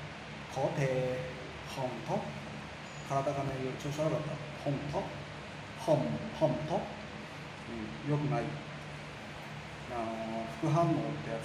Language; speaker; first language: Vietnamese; non-native, learner; Japanese